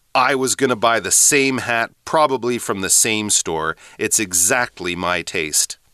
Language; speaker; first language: English; native; English